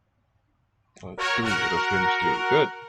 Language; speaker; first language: German; non-native, learner; English